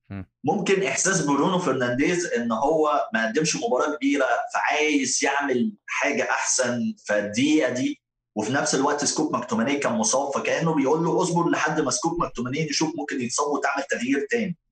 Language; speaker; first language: Arabic; native; Arabic